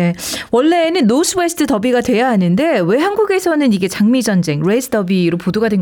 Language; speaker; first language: Korean; native; Korean